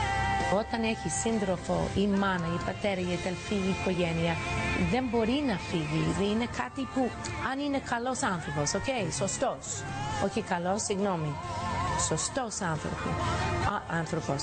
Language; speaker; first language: Greek; early bilingual, heritage; English